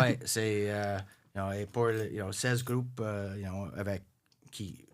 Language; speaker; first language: French; non-native, local second language; English